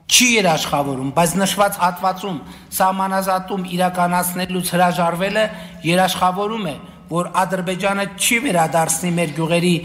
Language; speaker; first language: Armenian; native; Armenian